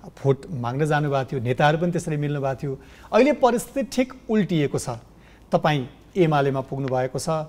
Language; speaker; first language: Nepali; native; Nepali